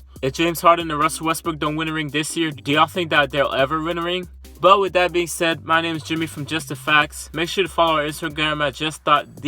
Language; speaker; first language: English; native; English